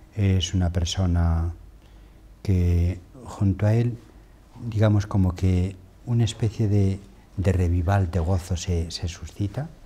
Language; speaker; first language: Spanish; native; Spanish